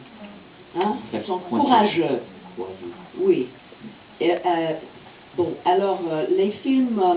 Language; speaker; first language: French; non-native, fluent; English